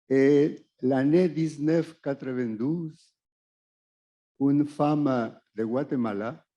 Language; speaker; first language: French; non-native, fluent; Spanish